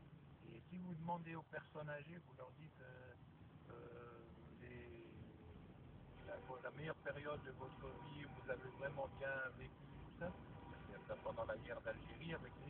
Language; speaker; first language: French; non-native, local second language; Arabic